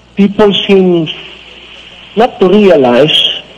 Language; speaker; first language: English; non-native, local second language; Filipino